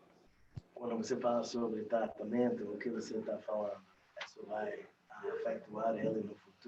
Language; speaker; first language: Portuguese; non-native, fluent; English